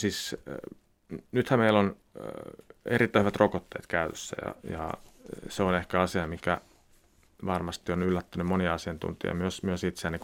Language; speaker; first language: Finnish; native; Finnish